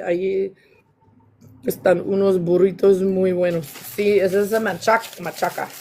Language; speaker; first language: Spanish; non-native, learner; English